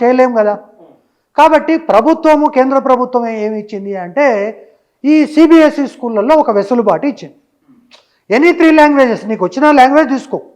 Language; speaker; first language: Telugu; native; Telugu